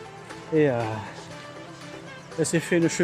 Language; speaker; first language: French; native; French